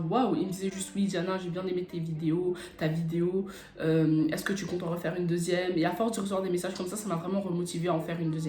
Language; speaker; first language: French; native; French